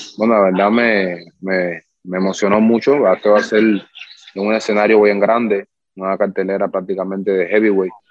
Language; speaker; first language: Spanish; native; Spanish